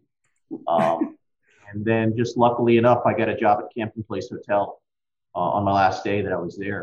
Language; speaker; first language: English; native; English